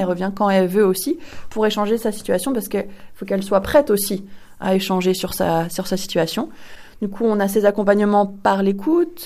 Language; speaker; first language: French; native; French